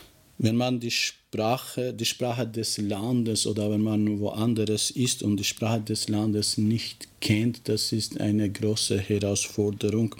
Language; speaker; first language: German; non-native, fluent; Albanian